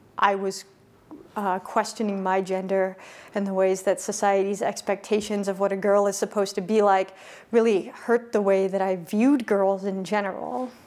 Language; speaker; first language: English; native; English